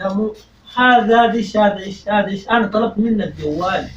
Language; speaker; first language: Arabic; native; Arabic